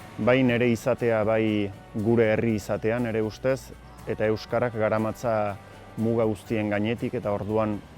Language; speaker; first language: Basque; native; Basque